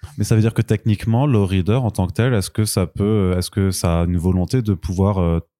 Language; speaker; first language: French; native; French